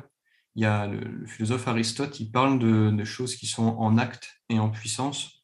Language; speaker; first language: French; native; French